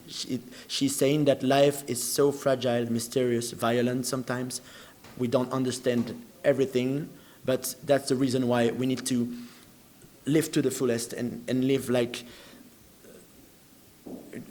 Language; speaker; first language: English; non-native, fluent; French